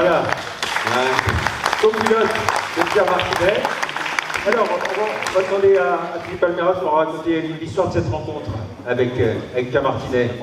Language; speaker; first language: French; native; French